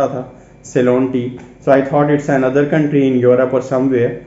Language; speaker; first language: English; non-native, fluent; Urdu